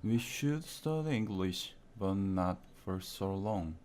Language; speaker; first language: English; non-native, learner; Korean